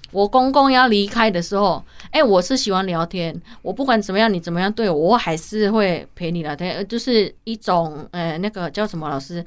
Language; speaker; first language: Chinese; non-native, fluent; Hakka Chinese